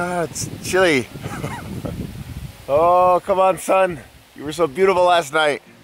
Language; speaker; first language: English; native; English